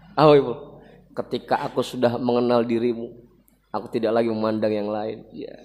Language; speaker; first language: Indonesian; native; Indonesian